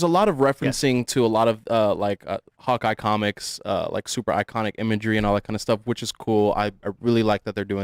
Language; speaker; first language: English; native; English